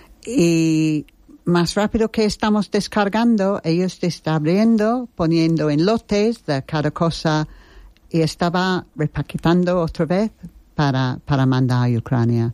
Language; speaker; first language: Spanish; non-native, learner; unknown